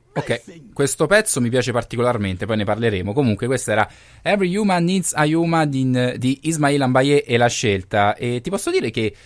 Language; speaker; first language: Italian; native; Italian